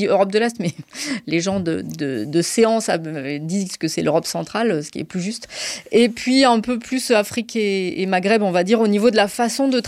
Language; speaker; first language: French; native; French